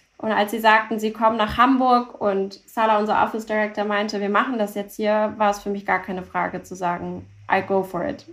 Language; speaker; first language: German; early bilingual, other home language; Turkish